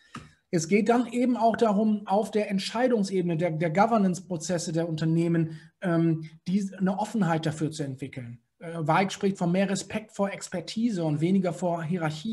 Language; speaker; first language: German; native; German